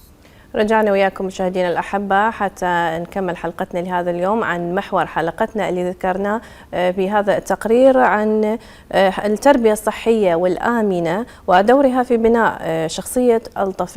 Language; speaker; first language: Arabic; native; Arabic